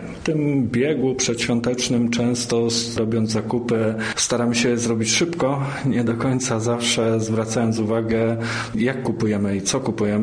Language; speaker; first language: Polish; native; Polish